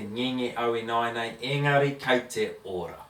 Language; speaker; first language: Māori; non-native, learner; English